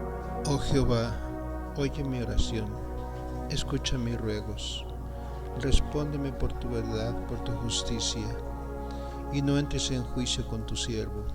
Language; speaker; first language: Spanish; native; Spanish